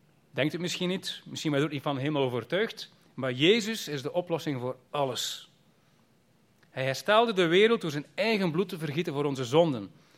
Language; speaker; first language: Dutch; native; Dutch